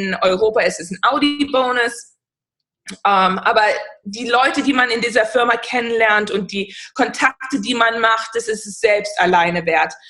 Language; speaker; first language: German; non-native, fluent; English